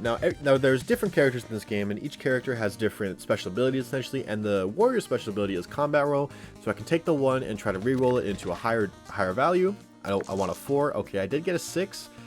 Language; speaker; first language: English; native; English